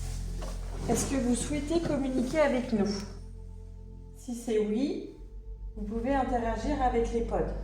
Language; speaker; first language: French; native; French